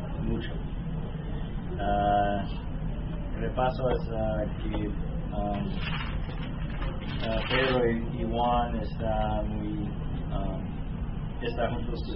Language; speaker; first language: Spanish; non-native, learner; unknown